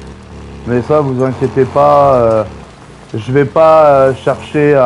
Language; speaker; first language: French; native; French